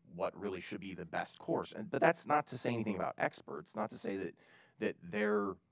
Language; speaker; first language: English; native; English